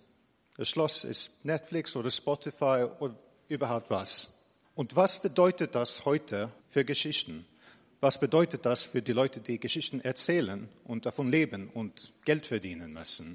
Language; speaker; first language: German; non-native, fluent; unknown